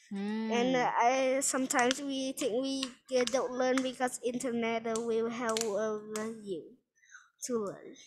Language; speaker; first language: English; non-native, learner; Vietnamese